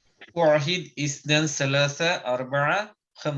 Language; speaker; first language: Arabic; non-native, learner; Bangla